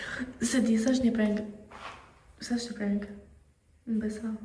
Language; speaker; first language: Albanian; early bilingual, heritage; Albanian